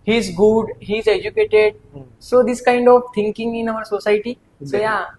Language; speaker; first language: English; non-native, learner; Hindi